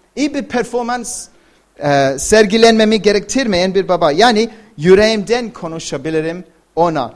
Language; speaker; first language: Turkish; non-native, fluent; English